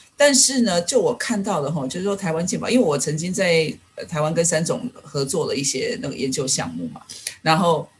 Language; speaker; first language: Chinese; native; Chinese